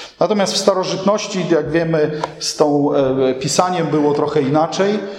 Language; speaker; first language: Polish; native; Polish